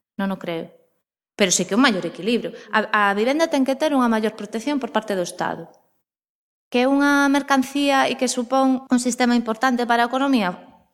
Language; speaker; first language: Galician; non-native, local second language; Spanish